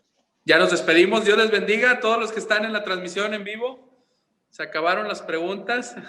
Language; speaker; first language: Spanish; native; Spanish